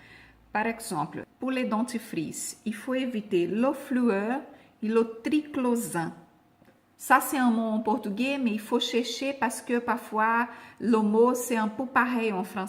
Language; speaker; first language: French; non-native, fluent; Portuguese